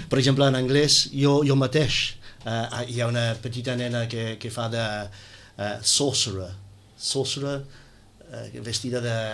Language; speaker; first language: Catalan; non-native, fluent; English